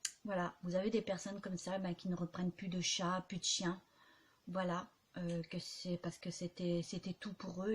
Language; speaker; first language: French; native; French